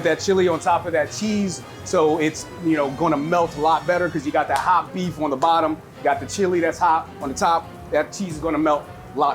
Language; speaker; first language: English; native; English